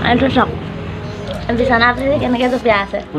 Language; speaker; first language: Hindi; non-native, local second language; Assamese